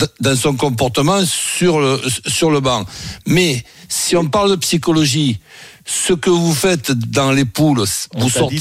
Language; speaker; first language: French; native; French